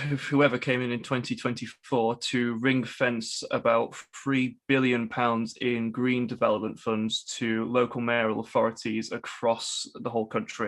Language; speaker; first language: English; native; English